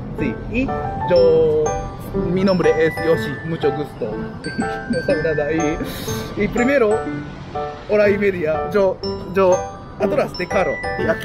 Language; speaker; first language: Spanish; non-native, learner; Japanese